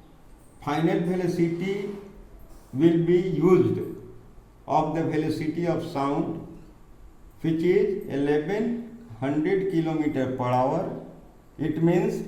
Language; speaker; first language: English; non-native, local second language; Hindi